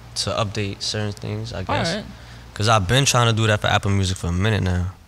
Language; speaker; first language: English; native; English